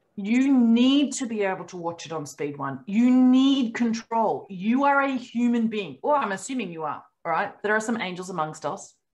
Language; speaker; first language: English; native; English